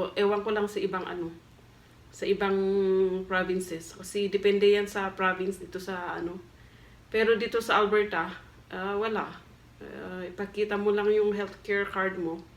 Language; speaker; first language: Filipino; non-native, local second language; Cebuano